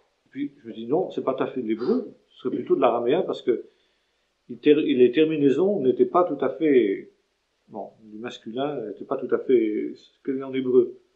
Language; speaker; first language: French; native; French